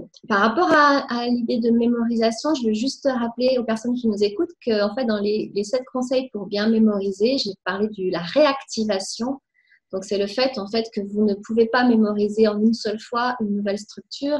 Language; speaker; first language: French; native; French